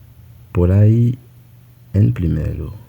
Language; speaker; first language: Spanish; non-native, fluent; Haitian Creole